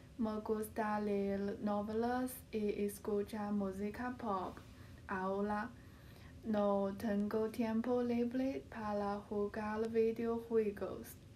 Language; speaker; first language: Spanish; non-native, learner; Chinese